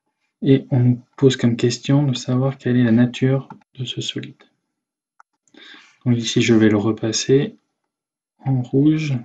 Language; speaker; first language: French; native; French